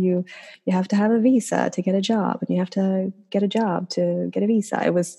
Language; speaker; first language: English; non-native, fluent; Swedish